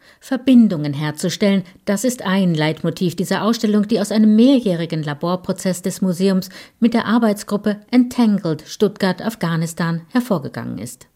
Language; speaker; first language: German; native; German